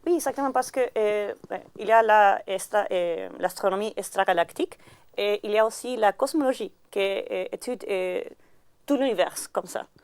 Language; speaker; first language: French; non-native, learner; Spanish